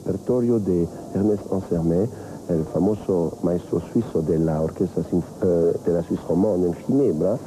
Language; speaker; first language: Spanish; non-native, fluent; French